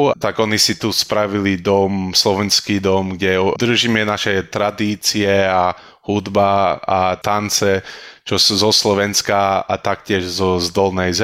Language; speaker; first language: Slovak; early bilingual, heritage; Slovak